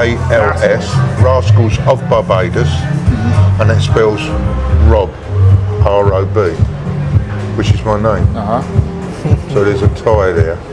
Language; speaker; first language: English; native; English